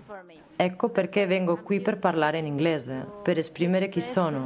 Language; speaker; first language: Italian; non-native, fluent; Polish